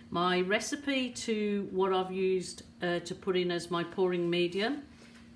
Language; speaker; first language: English; native; English